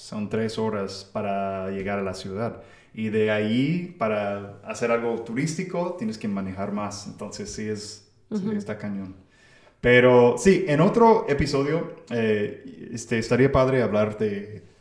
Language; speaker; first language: Spanish; non-native, fluent; English